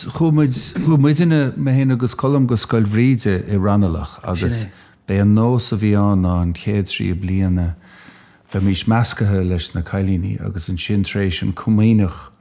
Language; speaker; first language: Irish; native; Irish